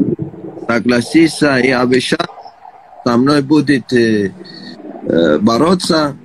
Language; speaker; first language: Russian; non-native, learner; Persian